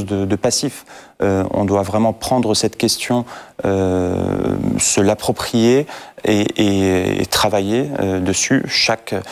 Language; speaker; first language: French; non-native, fluent; Assyrian Neo-Aramaic